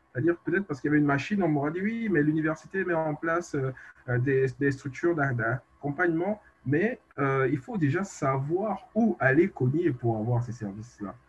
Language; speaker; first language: French; native; French